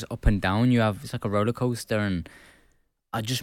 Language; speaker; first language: English; native; English